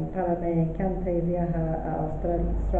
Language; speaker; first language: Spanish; non-native, learner; English